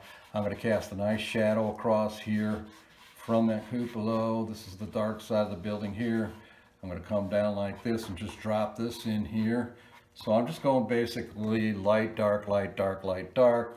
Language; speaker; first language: English; native; English